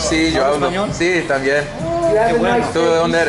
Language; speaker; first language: Spanish; non-native, learner; English